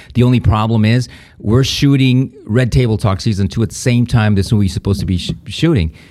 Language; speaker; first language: English; non-native, fluent; Spanish